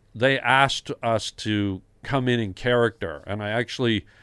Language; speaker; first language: English; native; English